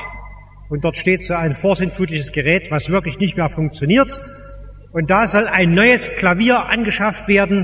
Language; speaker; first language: German; native; German